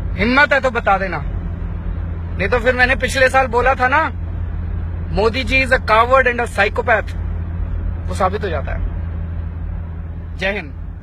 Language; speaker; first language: Hindi; native; Hindi